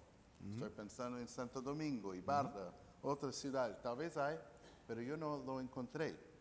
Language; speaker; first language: Spanish; non-native, fluent; English